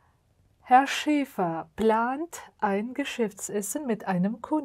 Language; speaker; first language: German; non-native, fluent; Uzbek